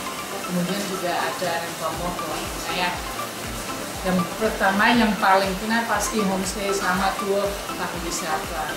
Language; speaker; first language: Indonesian; non-native, fluent; Dutch